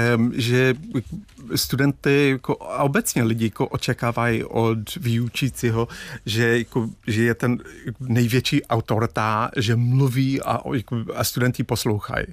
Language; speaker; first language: Czech; non-native, fluent; English